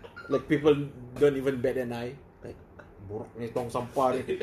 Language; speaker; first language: English; non-native, local second language; Malay